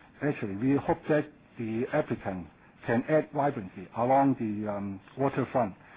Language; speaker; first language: English; non-native, local second language; Cantonese